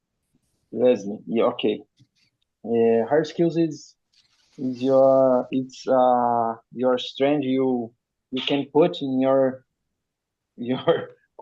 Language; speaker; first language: English; non-native, learner; Portuguese